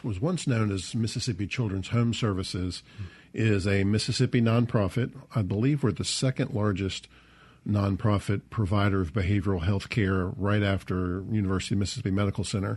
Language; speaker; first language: English; native; English